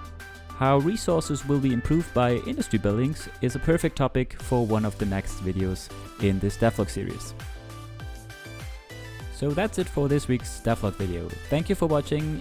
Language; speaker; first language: English; non-native, fluent; German